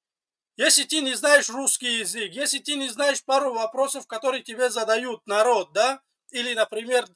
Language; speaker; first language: Russian; non-native, fluent; Tajik